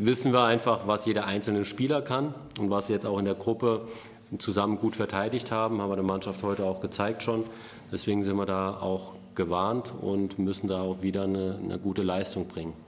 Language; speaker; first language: German; native; German